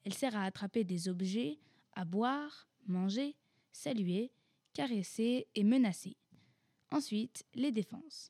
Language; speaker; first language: French; native; French